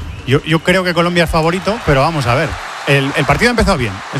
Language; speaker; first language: Spanish; native; Spanish